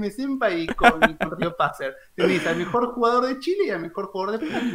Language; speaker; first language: Spanish; native; Spanish